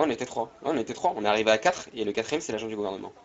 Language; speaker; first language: French; native; French